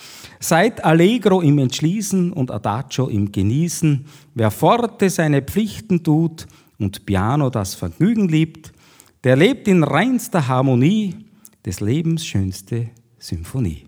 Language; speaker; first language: German; native; German